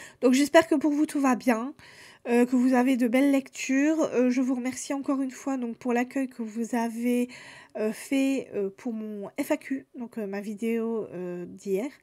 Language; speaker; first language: French; native; French